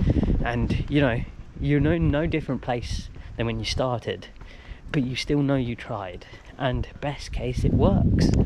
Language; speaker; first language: English; native; English